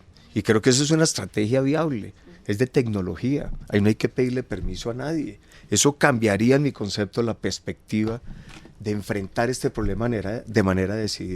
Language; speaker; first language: Spanish; native; Spanish